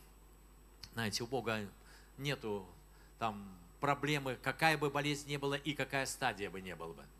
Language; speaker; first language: Russian; native; Russian